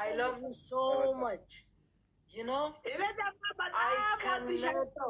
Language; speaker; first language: English; non-native, learner; Amharic